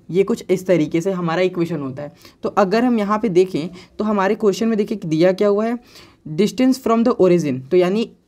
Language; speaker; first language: Hindi; native; Hindi